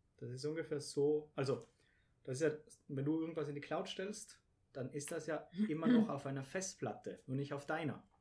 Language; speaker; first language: German; native; German